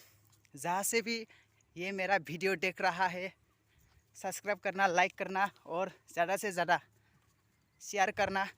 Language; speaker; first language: Hindi; non-native, local second language; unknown